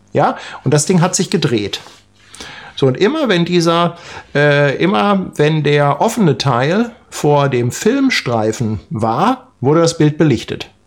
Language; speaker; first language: German; native; German